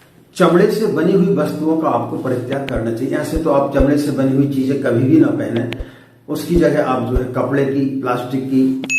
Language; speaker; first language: Hindi; native; Hindi